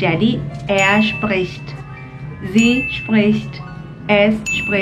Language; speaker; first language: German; non-native, fluent; Indonesian